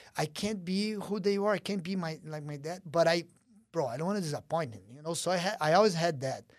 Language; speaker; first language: English; early bilingual, other home language; Portuguese